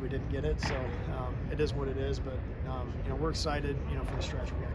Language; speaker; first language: English; native; English